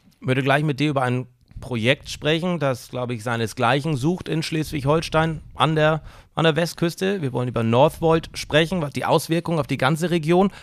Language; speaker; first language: German; native; German